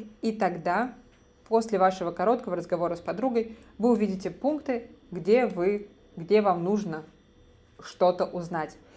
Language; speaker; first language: Russian; native; Russian